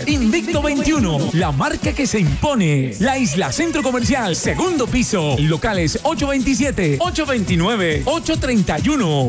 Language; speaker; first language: Spanish; native; Spanish